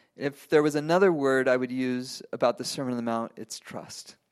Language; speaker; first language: English; non-native, fluent; Spanish